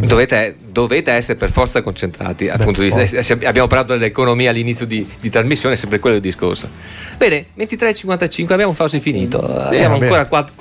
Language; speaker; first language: Italian; native; Italian